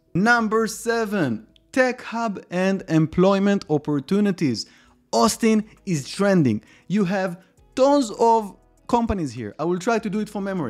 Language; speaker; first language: English; non-native, fluent; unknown